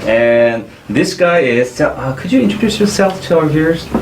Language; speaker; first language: English; non-native, fluent; Korean